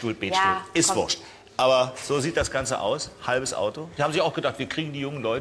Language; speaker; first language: German; native; German